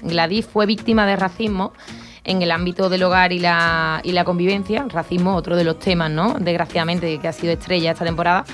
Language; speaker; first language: Spanish; native; Spanish